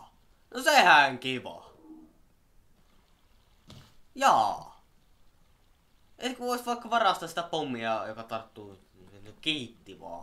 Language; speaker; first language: Finnish; native; Finnish